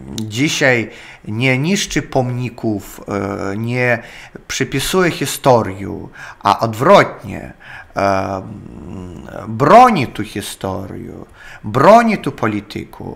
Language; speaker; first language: Polish; non-native, learner; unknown